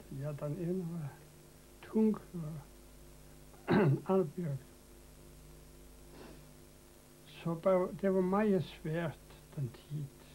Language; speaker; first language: Danish; non-native, local second language; Faroese